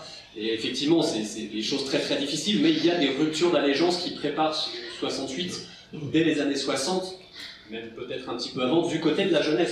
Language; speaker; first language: French; native; French